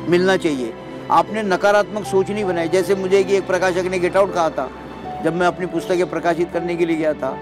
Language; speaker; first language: Hindi; non-native, local second language; Marathi